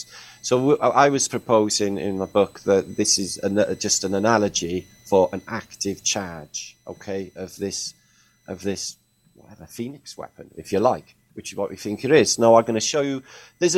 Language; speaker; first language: English; native; English